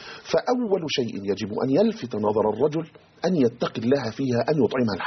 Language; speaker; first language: Arabic; native; Arabic